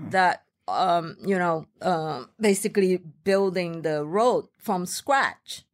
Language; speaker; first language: English; non-native, local second language; Hakka Chinese